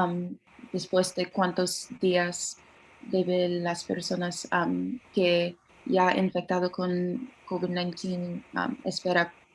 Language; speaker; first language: Spanish; non-native, learner; English